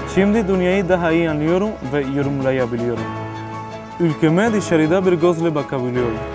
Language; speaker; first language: Turkish; non-native, fluent; Spanish